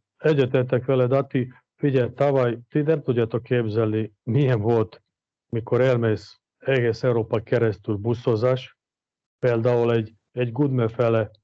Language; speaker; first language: Hungarian; non-native, fluent; Serbian